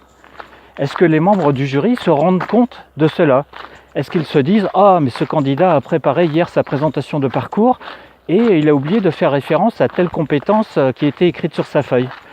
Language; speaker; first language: French; native; French